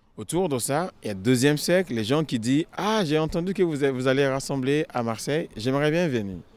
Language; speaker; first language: French; non-native, fluent; Yoruba